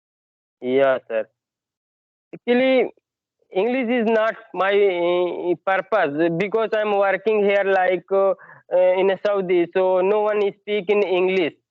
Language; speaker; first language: English; non-native, learner; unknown